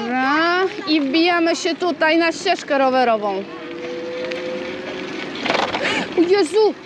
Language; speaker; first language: Polish; native; Polish